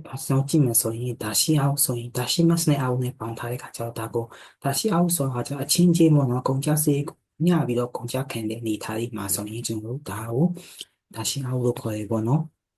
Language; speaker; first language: Burmese; native; Burmese